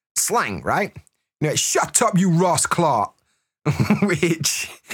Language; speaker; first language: English; native; English